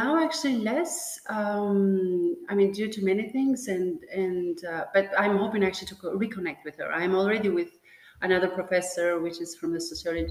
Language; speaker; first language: English; non-native, fluent; Albanian